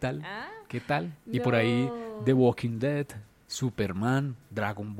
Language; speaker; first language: Spanish; native; Spanish